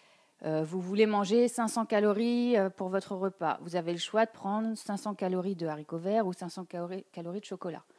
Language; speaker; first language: French; native; French